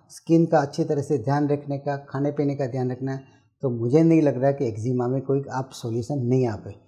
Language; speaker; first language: Hindi; non-native, local second language; Gujarati